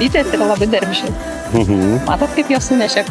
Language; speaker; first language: Lithuanian; native; Lithuanian